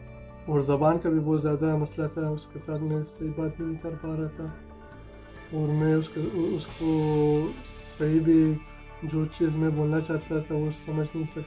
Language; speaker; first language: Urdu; non-native, fluent; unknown